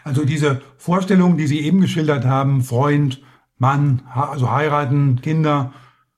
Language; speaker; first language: German; native; German